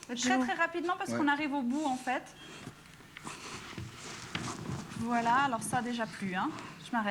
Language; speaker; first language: French; native; French